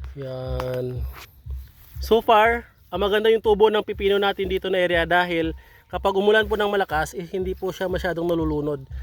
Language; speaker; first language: Filipino; non-native, local second language; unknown